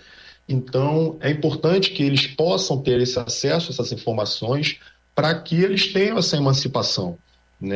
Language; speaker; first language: Portuguese; native; Portuguese